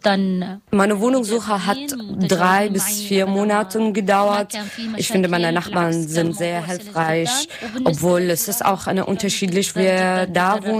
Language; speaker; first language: German; non-native, learner; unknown